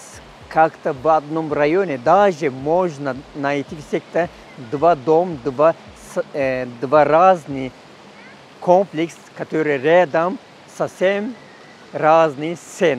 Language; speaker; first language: Russian; non-native, fluent; Turkish